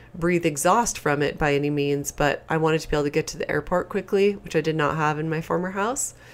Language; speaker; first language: English; native; English